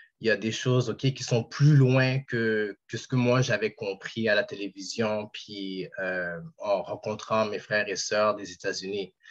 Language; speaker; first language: French; native; French